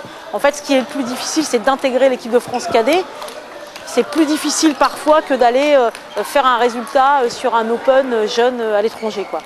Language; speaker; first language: French; native; French